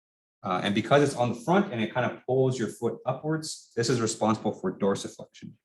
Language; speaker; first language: English; native; English